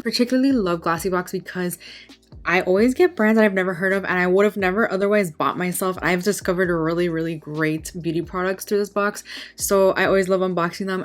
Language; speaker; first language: English; native; English